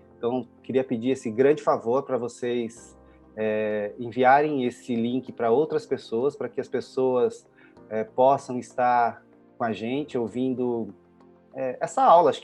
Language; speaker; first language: Portuguese; native; Portuguese